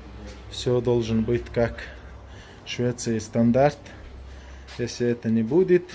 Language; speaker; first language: Russian; non-native, local second language; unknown